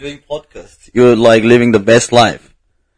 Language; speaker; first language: English; non-native, local second language; Bangla